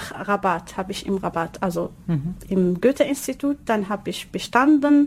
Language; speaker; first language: German; non-native, learner; Arabic